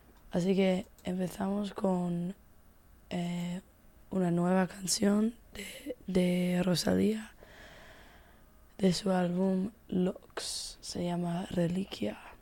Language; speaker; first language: Spanish; non-native, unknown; English